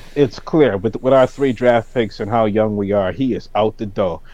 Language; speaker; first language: English; native; English